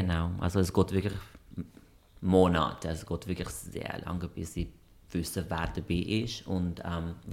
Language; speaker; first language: German; non-native, fluent; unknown